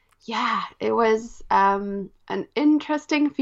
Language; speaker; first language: English; early bilingual, other home language; Polish